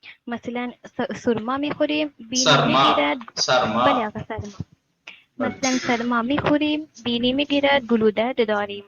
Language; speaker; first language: Persian; non-native, learner; Urdu